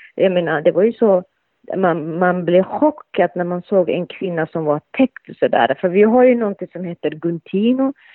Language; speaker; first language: Swedish; non-native, fluent; Somali